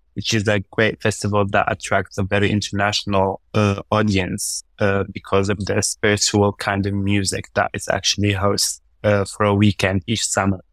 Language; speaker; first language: English; non-native, fluent; Arabic